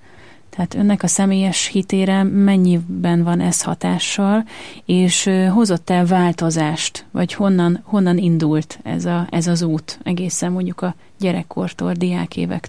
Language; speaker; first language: Hungarian; native; Hungarian